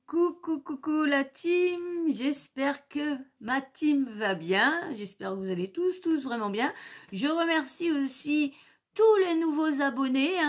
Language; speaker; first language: French; native; French